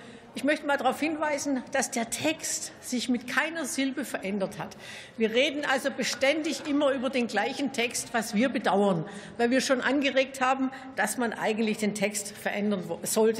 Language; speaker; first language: German; native; German